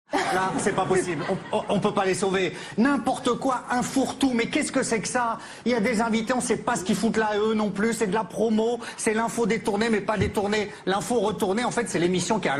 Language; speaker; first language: French; native; French